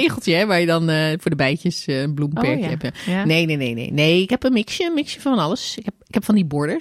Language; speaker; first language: Dutch; native; Dutch